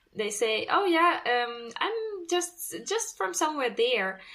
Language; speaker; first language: English; non-native, fluent; Russian